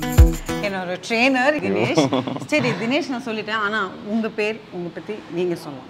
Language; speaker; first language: Tamil; non-native, local second language; Assamese